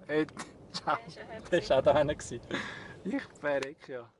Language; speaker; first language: German; native; German